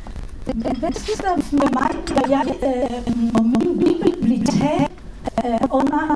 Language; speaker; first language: Danish; non-native, fluent; Hebrew